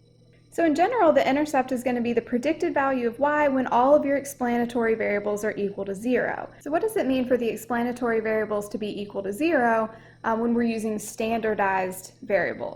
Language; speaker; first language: English; native; English